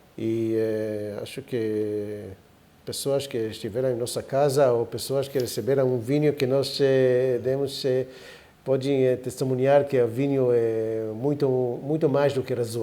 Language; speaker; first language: Portuguese; non-native, fluent; Hebrew